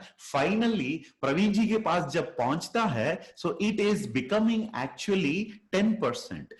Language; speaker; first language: Hindi; native; Hindi